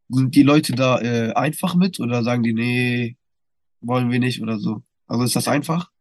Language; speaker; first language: German; early bilingual, other home language; Turkish